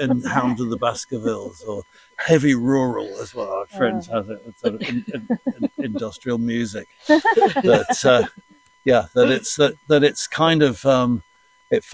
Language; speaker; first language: English; native; English